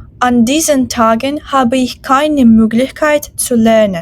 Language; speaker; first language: German; non-native, fluent; Ukrainian